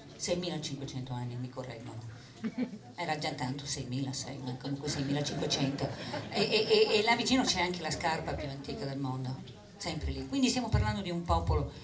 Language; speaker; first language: Italian; non-native, fluent; English